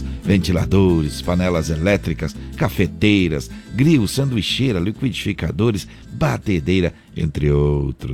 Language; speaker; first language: Portuguese; native; Portuguese